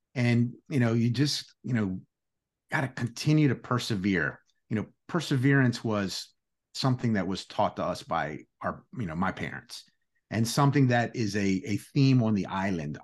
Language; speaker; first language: English; early bilingual, other home language; Greek